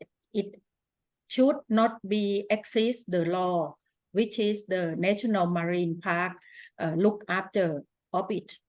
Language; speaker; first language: English; non-native, fluent; Thai